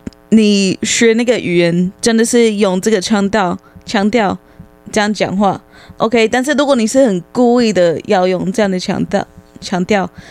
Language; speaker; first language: Chinese; non-native, fluent; English